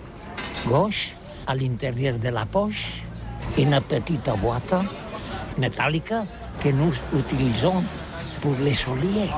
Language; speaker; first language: French; non-native, learner; Catalan